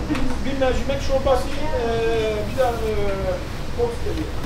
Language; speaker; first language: Turkish; early bilingual, heritage; Turkish